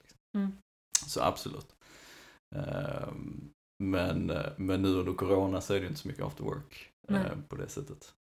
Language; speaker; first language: Swedish; native; Swedish